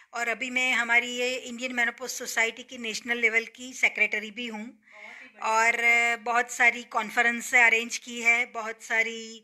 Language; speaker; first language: Hindi; non-native, local second language; Gujarati